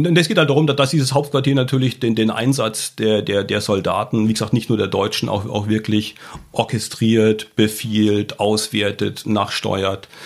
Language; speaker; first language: German; native; German